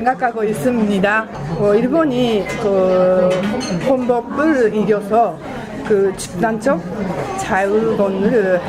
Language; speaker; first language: Korean; non-native, fluent; Japanese